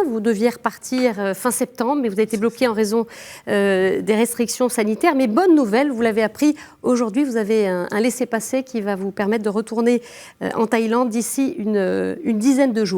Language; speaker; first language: French; native; French